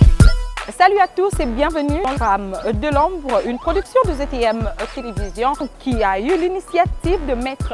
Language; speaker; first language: French; non-native, local second language; Lingala